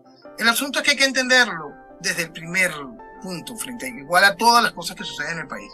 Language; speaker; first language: Spanish; native; Spanish